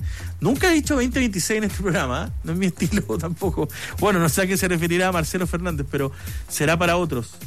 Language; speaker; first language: Spanish; native; Spanish